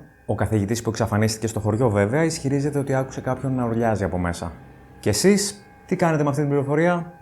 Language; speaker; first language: Greek; native; Greek